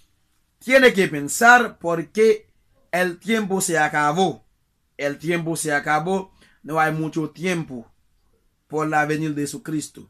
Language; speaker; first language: Spanish; non-native, learner; Haitian Creole